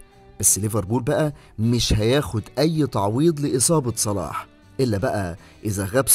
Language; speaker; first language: Arabic; native; Arabic